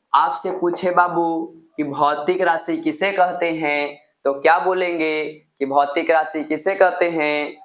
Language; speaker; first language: Hindi; native; Hindi